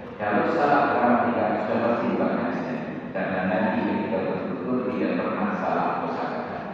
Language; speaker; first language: Indonesian; non-native, local second language; Achinese